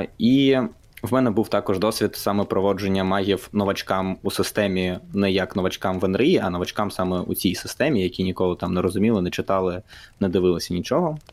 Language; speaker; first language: Ukrainian; non-native, local second language; Russian